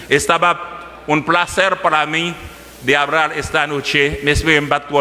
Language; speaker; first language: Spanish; non-native, learner; Haitian Creole